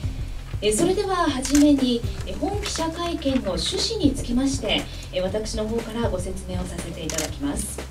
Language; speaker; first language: Japanese; native; Japanese